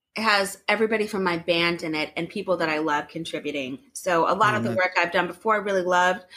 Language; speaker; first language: English; native; English